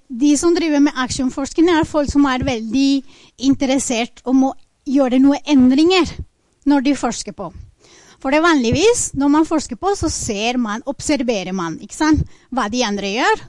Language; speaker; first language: Norwegian; non-native, fluent; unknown